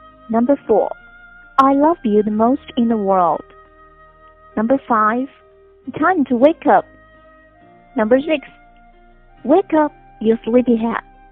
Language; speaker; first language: English; non-native, fluent; Chinese